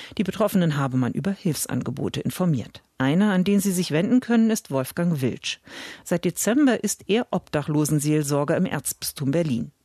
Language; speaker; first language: German; native; German